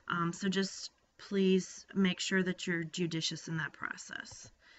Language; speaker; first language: English; native; English